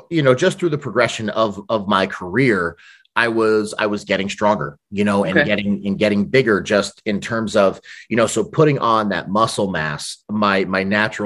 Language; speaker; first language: English; native; English